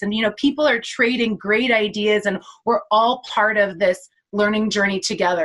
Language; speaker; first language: English; native; English